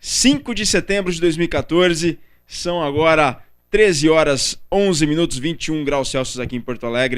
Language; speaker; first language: Portuguese; native; Portuguese